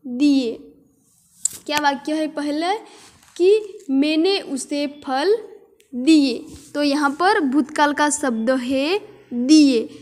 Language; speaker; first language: Hindi; non-native, local second language; Gujarati